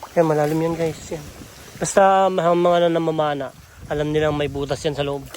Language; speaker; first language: Filipino; non-native, local second language; Iloko